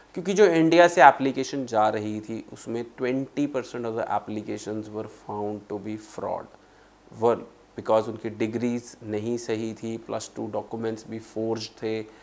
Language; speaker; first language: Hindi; non-native, local second language; Punjabi